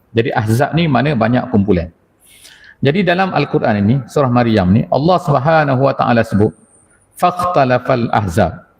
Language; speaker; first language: Malay; native; Malay